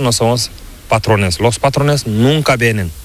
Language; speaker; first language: Spanish; non-native, learner; Fula